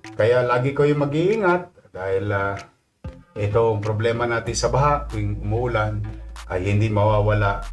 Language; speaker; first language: Filipino; native; Filipino